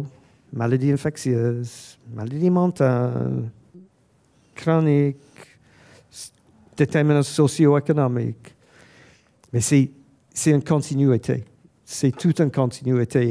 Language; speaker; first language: French; non-native, fluent; English